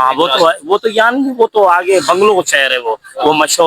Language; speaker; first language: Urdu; non-native, local second language; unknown